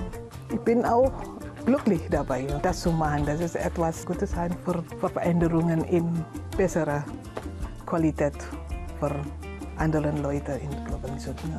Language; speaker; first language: German; non-native, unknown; Indonesian